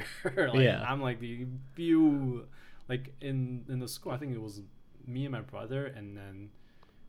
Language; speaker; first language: English; early bilingual, other home language; Chinese